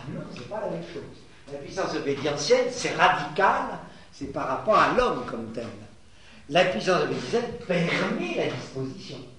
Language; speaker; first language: French; native; French